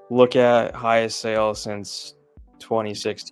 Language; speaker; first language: English; native; English